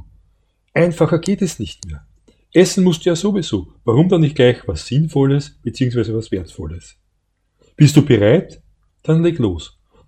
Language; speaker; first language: German; native; German